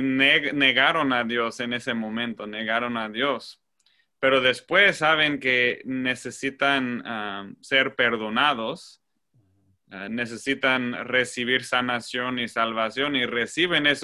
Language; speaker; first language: Spanish; non-native, fluent; English